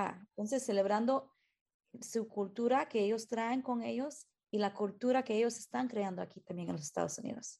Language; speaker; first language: Spanish; early bilingual, heritage; Spanish